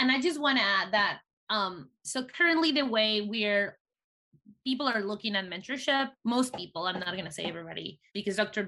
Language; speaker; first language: English; non-native, fluent; Spanish